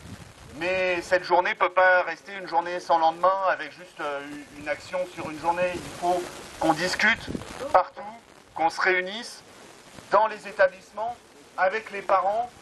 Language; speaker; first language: French; native; French